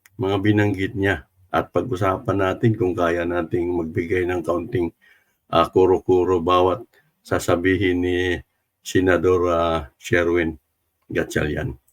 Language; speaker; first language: Filipino; non-native, local second language; Cebuano